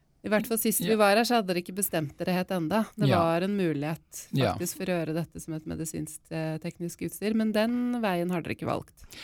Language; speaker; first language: Norwegian; native; Norwegian